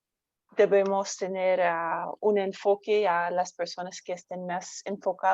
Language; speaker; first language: Spanish; non-native, fluent; English